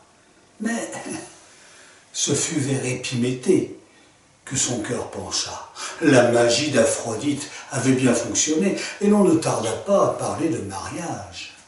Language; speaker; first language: French; native; French